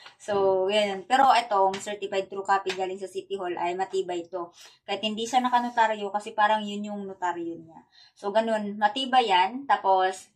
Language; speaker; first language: Filipino; native; Filipino